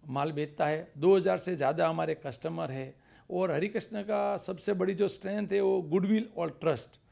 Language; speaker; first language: Hindi; non-native, local second language; Gujarati